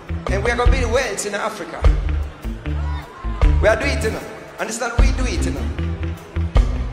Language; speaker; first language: English; non-native, fluent; German